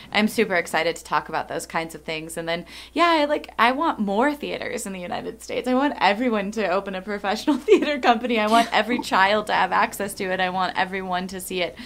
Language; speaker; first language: English; native; English